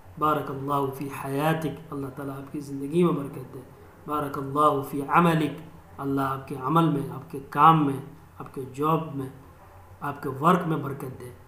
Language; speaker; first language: Urdu; native; Urdu